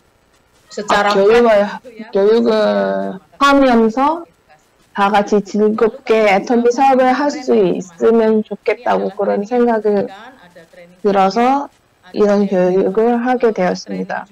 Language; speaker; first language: Korean; non-native, fluent; Indonesian